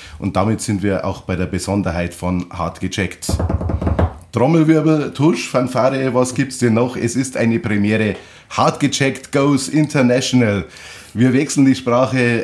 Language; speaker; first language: German; native; German